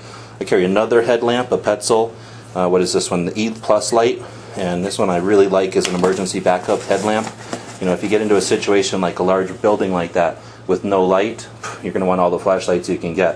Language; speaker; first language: English; native; English